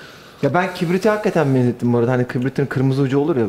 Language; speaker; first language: Turkish; native; Turkish